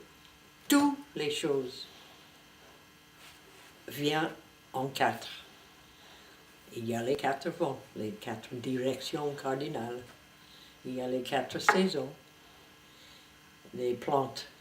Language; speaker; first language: French; non-native, fluent; English